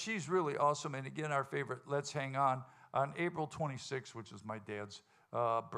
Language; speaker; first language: English; native; English